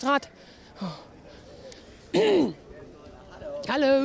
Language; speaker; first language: German; native; German